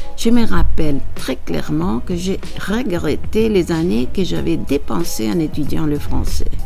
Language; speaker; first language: French; non-native, fluent; Spanish